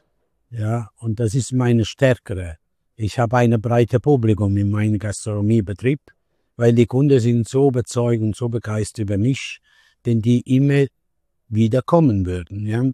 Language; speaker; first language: German; non-native, learner; Italian